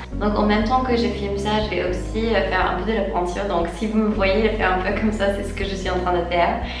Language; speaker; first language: French; non-native, fluent; English